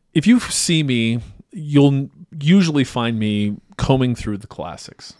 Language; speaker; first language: English; native; English